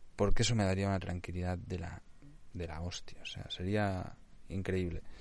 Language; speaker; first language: Spanish; non-native, local second language; Catalan